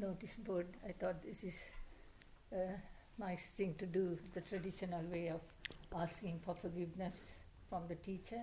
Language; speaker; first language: English; non-native, local second language; Sinhala